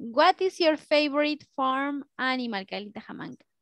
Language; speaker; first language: English; non-native, fluent; Spanish